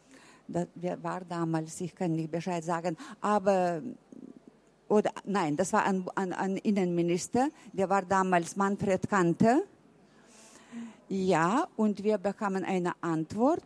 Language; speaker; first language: German; early bilingual, heritage; German